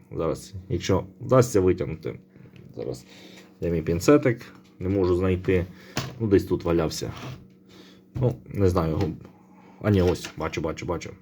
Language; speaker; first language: Ukrainian; non-native, local second language; Russian